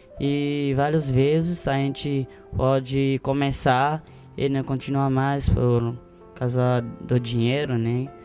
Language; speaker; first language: Portuguese; non-native, fluent; Haitian Creole